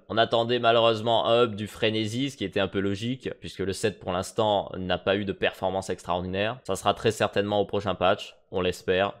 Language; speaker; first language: French; native; French